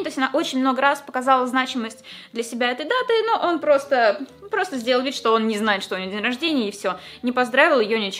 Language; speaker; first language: Russian; native; Russian